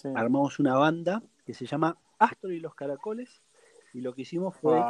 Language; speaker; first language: Spanish; native; Spanish